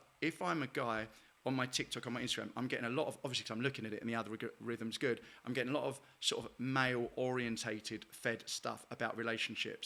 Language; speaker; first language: English; native; English